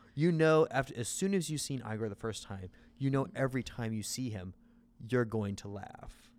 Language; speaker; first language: English; native; English